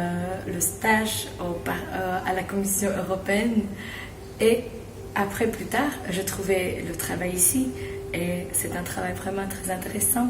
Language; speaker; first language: French; non-native, fluent; Slovak